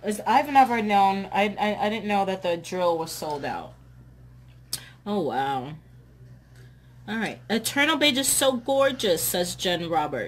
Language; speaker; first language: English; native; English